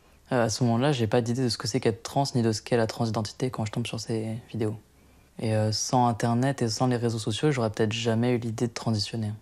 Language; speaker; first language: French; native; French